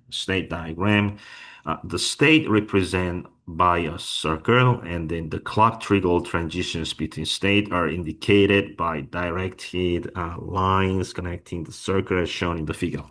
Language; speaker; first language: English; non-native, fluent; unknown